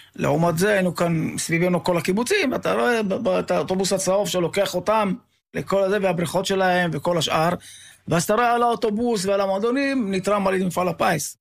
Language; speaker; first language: Hebrew; native; Hebrew